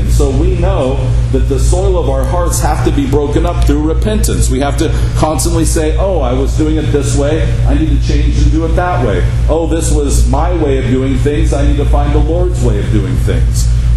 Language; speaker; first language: English; native; English